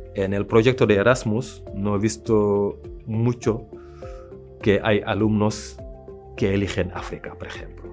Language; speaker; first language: Spanish; non-native, fluent; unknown